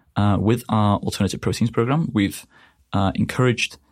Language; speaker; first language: English; native; English